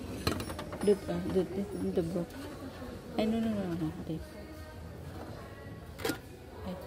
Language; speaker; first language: English; non-native, learner; Filipino